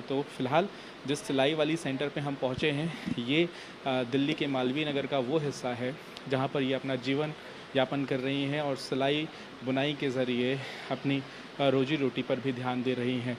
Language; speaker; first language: Hindi; native; Hindi